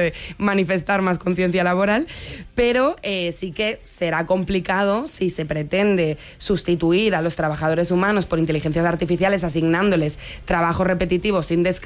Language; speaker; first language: Spanish; native; Spanish